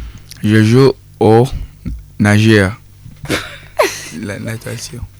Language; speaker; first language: French; non-native, learner; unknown